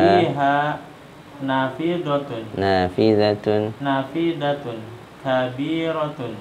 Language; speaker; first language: Arabic; non-native, learner; Indonesian